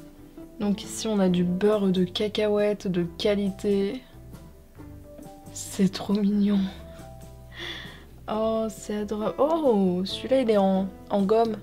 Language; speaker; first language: French; native; French